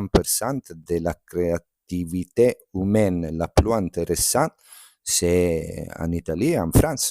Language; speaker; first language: French; non-native, fluent; Italian